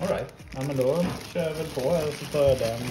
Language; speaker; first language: Swedish; native; Swedish